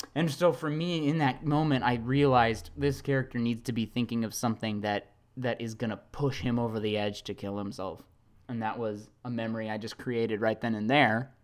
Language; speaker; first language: English; native; English